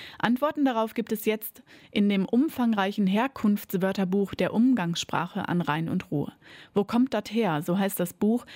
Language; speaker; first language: German; native; German